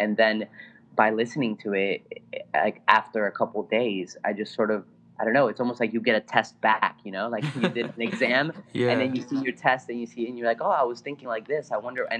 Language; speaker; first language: English; non-native, fluent; Spanish